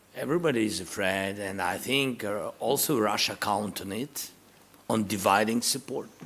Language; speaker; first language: English; non-native, fluent; Russian